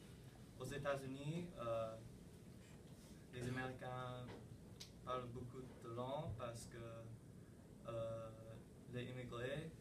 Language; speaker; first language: French; non-native, learner; English